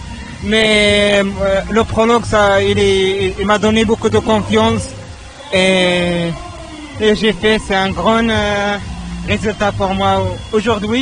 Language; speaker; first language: French; non-native, fluent; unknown